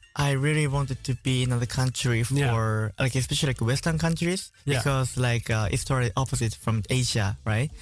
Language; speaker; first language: English; non-native, learner; Japanese